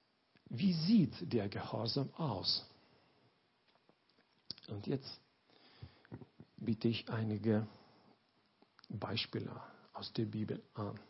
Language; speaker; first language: German; non-native, learner; Lithuanian